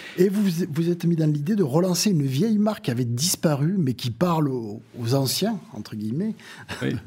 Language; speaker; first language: French; native; French